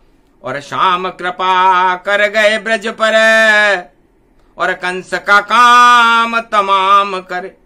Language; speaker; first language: Hindi; native; Hindi